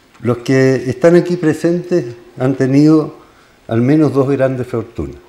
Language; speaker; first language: Spanish; native; Spanish